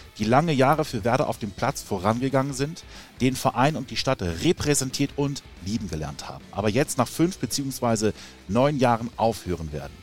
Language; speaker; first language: German; native; German